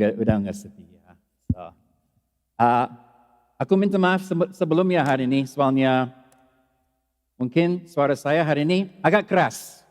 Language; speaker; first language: Indonesian; non-native, learner; English